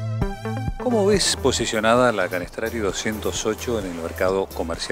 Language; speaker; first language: Spanish; native; Spanish